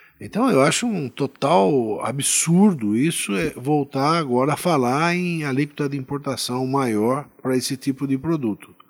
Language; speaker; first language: Portuguese; native; Portuguese